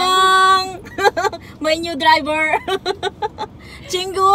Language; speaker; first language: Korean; non-native, learner; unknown